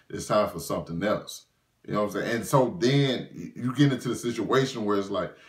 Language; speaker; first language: English; native; English